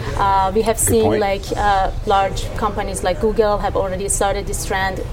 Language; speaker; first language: English; non-native, fluent; Persian